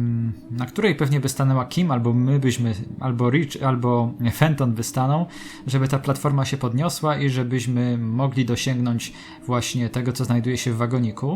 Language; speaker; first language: Polish; native; Polish